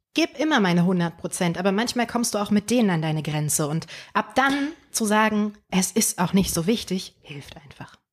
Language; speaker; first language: German; early bilingual, other home language; Polish